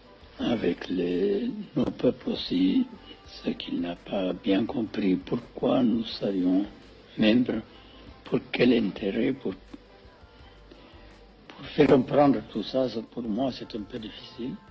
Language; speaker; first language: French; non-native, fluent; Amharic